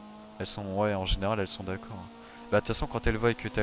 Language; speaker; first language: French; native; French